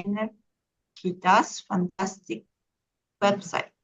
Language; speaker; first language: English; non-native, learner; Spanish